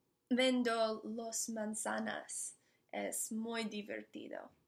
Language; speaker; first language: Spanish; non-native, learner; English